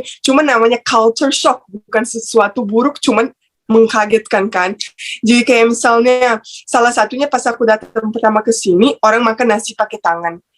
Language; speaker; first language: Indonesian; non-native, fluent; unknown